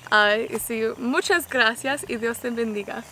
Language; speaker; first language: Spanish; non-native, learner; English